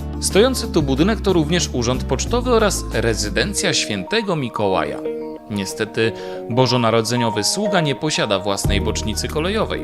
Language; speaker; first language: Polish; native; Polish